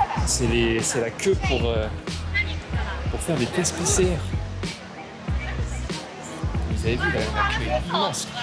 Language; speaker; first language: French; native; French